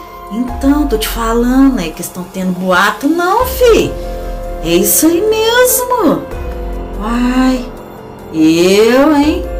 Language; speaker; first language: Portuguese; native; Portuguese